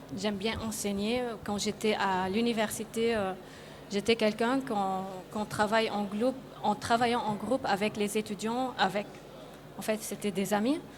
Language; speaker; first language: French; non-native, local second language; Arabic